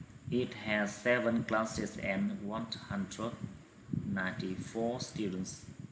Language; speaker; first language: English; non-native, fluent; Vietnamese